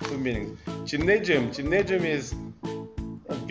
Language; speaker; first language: English; non-native, learner; Korean